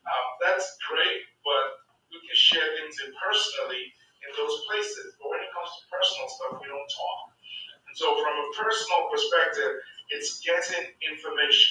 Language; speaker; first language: English; non-native, local second language; Yoruba